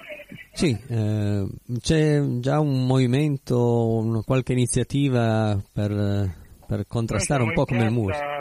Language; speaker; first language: Italian; native; Italian